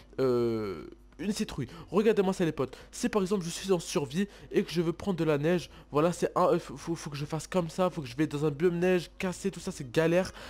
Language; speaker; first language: French; native; French